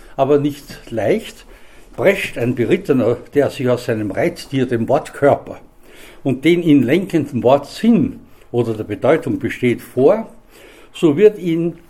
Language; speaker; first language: German; native; German